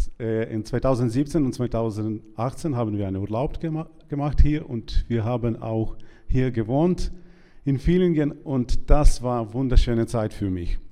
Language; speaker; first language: German; non-native, learner; Ukrainian